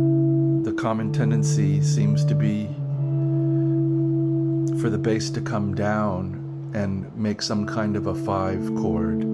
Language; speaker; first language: English; native; English